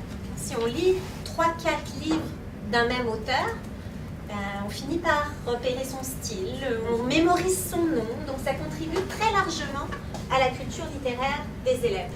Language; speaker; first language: French; native; French